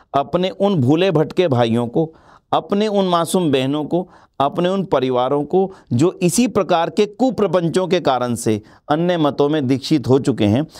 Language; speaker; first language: Hindi; native; Hindi